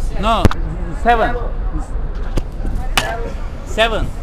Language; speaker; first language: English; non-native, learner; Turkish